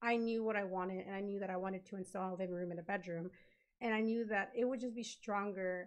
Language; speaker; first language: English; native; English